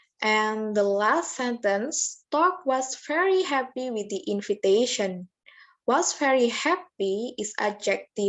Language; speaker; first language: English; non-native, learner; Indonesian